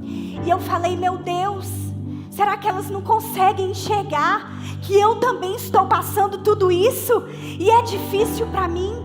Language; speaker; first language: Portuguese; native; Portuguese